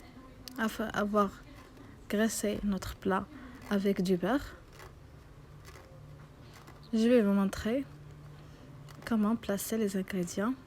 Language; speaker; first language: French; non-native, local second language; Arabic